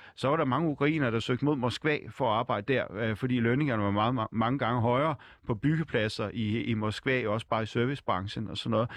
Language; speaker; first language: Danish; native; Danish